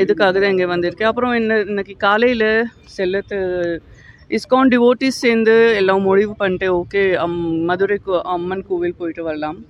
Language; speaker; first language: Tamil; non-native, local second language; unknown